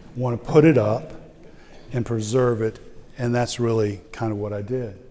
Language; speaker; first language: English; native; English